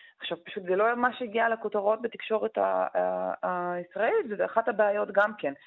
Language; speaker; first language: Hebrew; non-native, local second language; Arabic